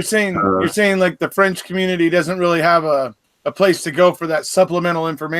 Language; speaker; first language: English; native; English